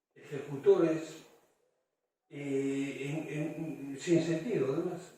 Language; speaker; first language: Spanish; native; Spanish